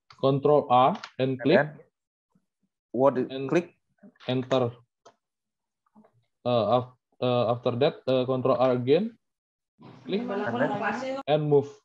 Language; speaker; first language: English; non-native, learner; Indonesian